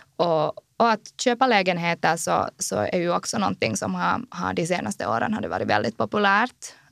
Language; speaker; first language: Swedish; native; Swedish